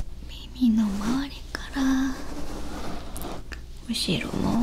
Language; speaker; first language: Japanese; non-native, learner; Korean